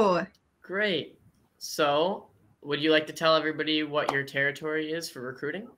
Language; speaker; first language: English; native; English